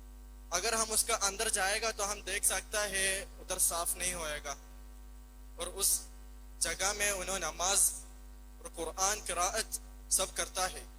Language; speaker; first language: Hindi; non-native, learner; Malayalam